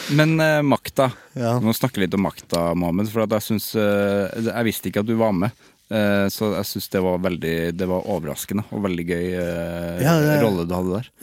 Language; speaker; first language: Norwegian; native; Norwegian